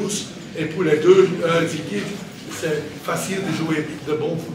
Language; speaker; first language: French; non-native, learner; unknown